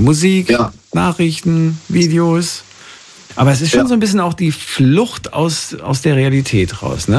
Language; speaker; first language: German; native; German